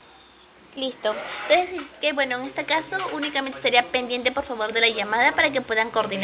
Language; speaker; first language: Spanish; native; Spanish